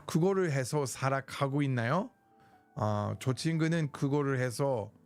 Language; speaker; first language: Korean; non-native, learner; English